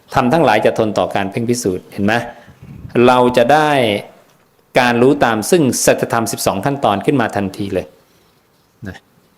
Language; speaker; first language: Thai; native; Thai